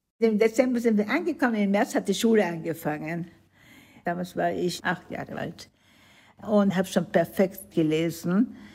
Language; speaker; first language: German; native; German